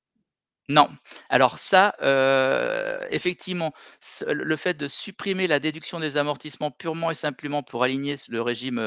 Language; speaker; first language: French; native; French